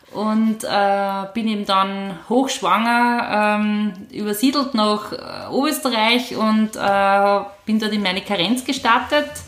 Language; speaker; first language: German; native; German